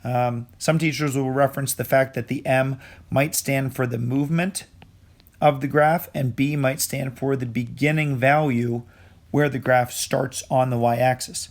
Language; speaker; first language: English; native; English